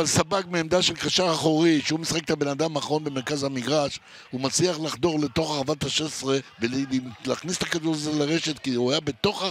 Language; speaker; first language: Hebrew; native; Hebrew